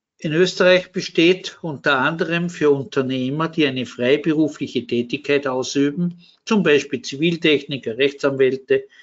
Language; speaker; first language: German; native; German